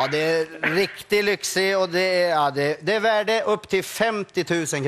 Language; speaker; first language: Swedish; native; Swedish